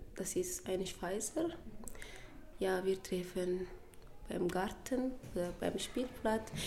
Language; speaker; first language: German; non-native, fluent; Tigrinya